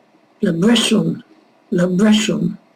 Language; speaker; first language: French; non-native, learner; Dutch